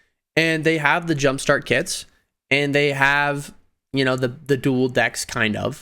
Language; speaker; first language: English; native; English